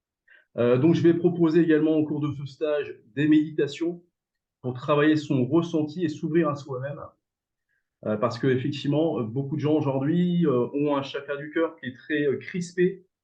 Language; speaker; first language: French; native; French